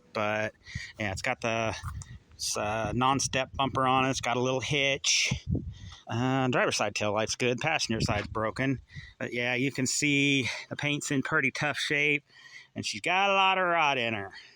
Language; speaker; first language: English; native; English